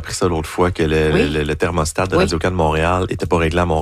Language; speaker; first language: French; native; French